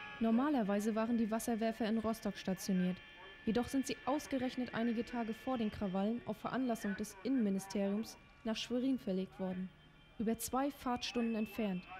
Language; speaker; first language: German; native; German